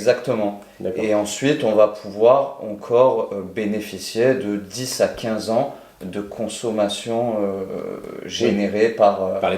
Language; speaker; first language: French; native; French